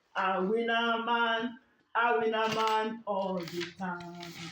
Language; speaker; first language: English; non-native, local second language; Yoruba